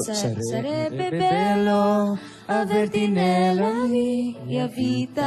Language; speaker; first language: Italian; non-native, learner; Filipino